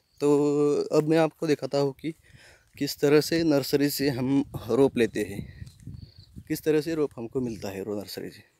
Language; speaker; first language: Hindi; non-native, local second language; Marathi